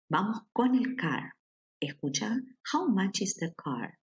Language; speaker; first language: English; non-native, fluent; Spanish